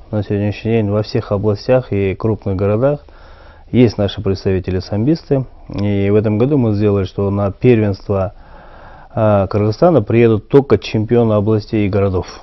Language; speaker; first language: Russian; non-native, local second language; Kyrgyz